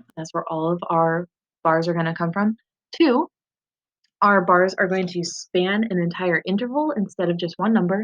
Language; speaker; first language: English; native; English